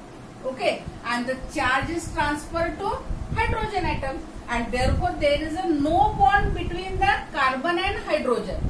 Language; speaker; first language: English; non-native, local second language; Marathi